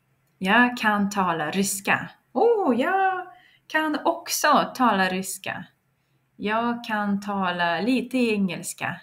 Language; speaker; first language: Swedish; non-native, fluent; Russian